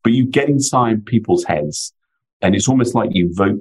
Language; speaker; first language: English; native; English